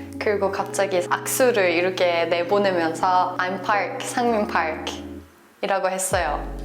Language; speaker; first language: Korean; non-native, fluent; Norwegian